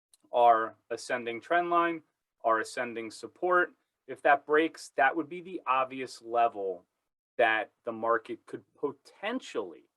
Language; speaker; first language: English; native; English